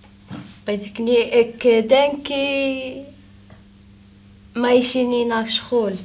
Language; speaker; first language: Dutch; non-native, learner; Arabic